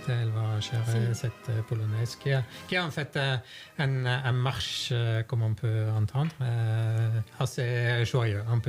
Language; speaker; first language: French; non-native, fluent; Norwegian